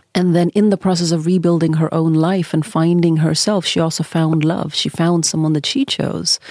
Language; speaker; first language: English; early bilingual, other home language; Norwegian